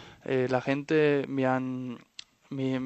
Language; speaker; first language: Spanish; non-native, fluent; Danish